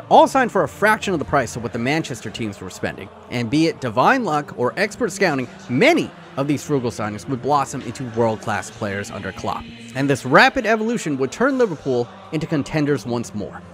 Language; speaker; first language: English; native; English